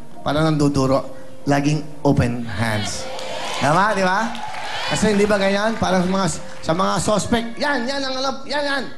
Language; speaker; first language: Filipino; native; Filipino